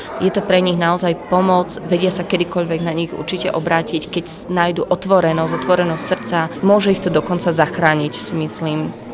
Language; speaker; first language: Slovak; native; Slovak